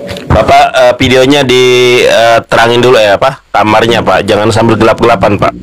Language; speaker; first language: Indonesian; native; Indonesian